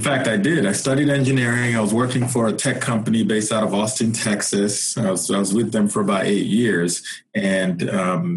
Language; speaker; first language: English; non-native, local second language; Yoruba